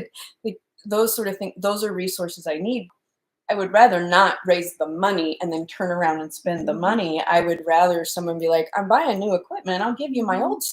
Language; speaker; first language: English; native; English